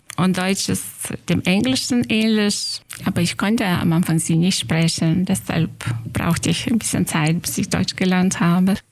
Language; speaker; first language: German; non-native, fluent; Lithuanian